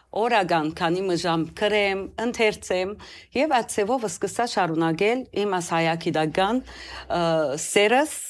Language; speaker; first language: Armenian; early bilingual, heritage; Armenian